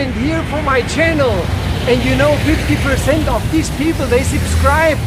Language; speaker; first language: English; non-native, fluent; German